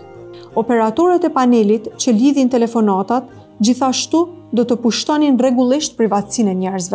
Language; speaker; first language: Albanian; native; Albanian